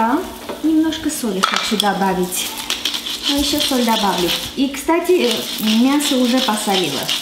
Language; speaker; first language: Russian; non-native, fluent; Armenian